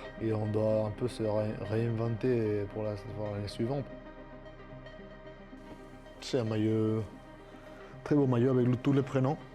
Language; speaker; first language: French; non-native, fluent; Spanish